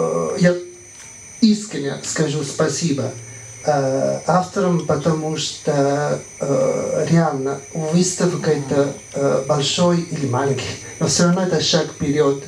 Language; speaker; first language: Russian; non-native, fluent; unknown